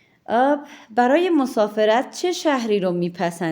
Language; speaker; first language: Persian; non-native, fluent; Urdu